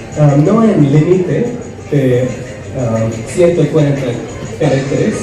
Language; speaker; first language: Spanish; non-native, fluent; English